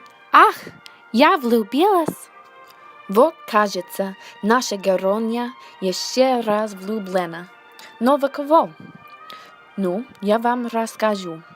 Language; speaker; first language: Russian; non-native, learner; English